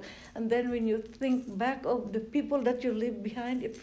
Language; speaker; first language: English; non-native, local second language; Filipino